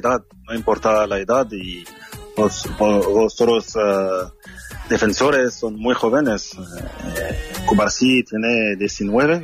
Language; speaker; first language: Spanish; non-native, fluent; French